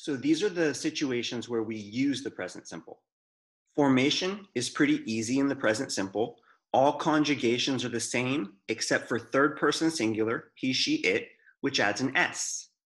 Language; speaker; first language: English; native; English